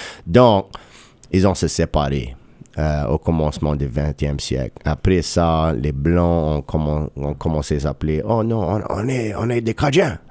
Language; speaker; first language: French; non-native, local second language; English